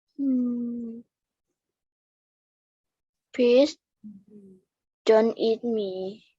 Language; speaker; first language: English; non-native, learner; Thai